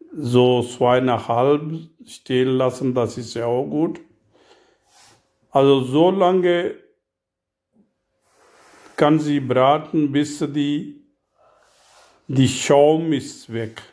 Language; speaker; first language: German; non-native, learner; Urdu